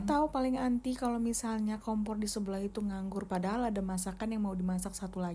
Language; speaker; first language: Indonesian; native; Indonesian